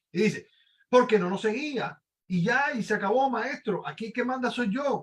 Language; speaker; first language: Spanish; native; Spanish